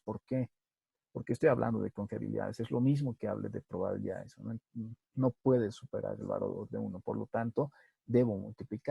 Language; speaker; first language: Spanish; native; Spanish